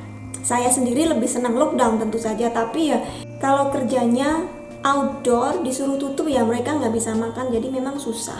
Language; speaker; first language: Indonesian; native; Indonesian